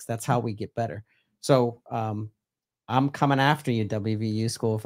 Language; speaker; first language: English; native; English